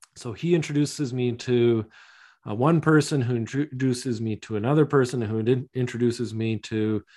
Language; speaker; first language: English; native; English